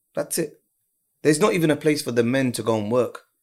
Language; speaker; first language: English; early bilingual, other home language; Urdu